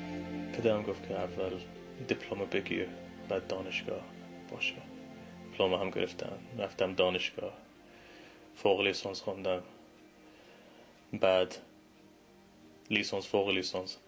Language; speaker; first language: Persian; non-native, fluent; English